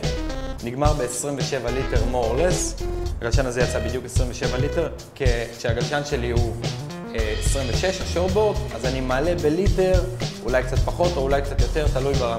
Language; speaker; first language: Hebrew; native; Hebrew